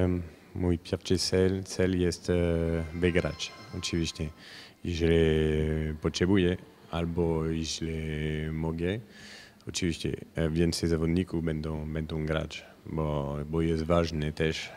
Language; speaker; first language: Polish; non-native, learner; French